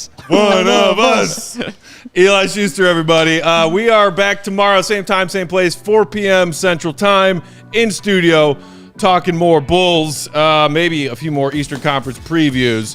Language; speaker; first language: English; native; English